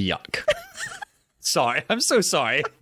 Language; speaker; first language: English; native; English